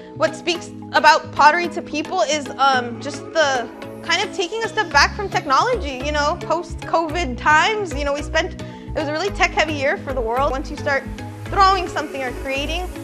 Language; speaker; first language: English; native; English